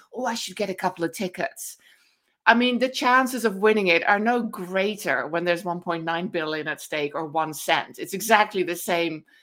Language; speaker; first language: English; non-native, fluent; Dutch